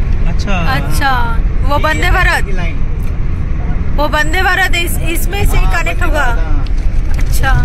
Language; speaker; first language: Hindi; non-native, local second language; Bangla